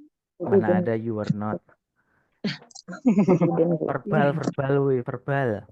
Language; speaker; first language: English; non-native, fluent; Indonesian